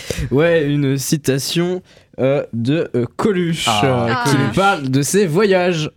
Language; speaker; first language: French; native; French